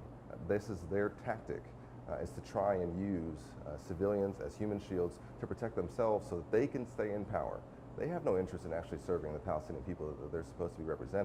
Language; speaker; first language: English; native; English